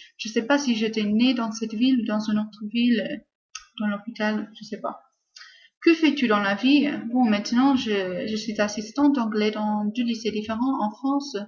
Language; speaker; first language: French; non-native, fluent; English